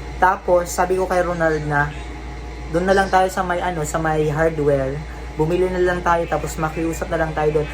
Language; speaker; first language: Filipino; non-native, local second language; Cebuano